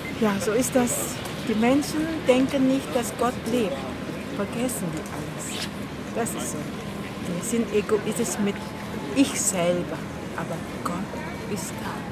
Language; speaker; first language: German; non-native, learner; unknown